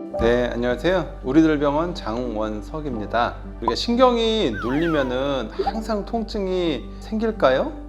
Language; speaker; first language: Korean; native; Korean